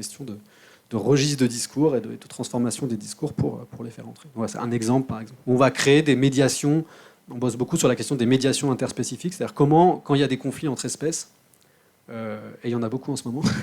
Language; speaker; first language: French; native; French